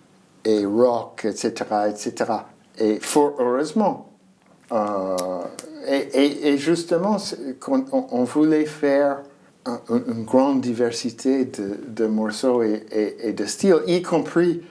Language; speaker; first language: French; non-native, fluent; English